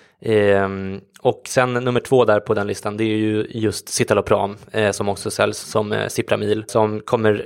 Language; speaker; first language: Swedish; native; Swedish